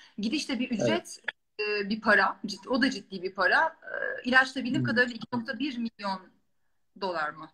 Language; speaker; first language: Turkish; native; Turkish